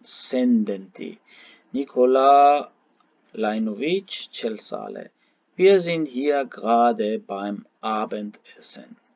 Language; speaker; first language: German; non-native, learner; Baluchi